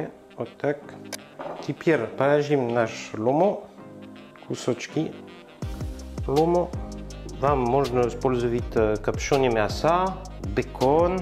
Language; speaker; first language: Russian; non-native, learner; French